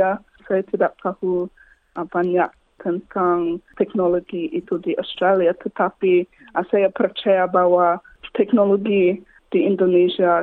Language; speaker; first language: Indonesian; non-native, learner; English